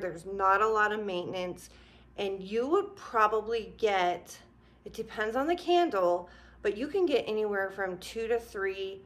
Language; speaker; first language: English; native; English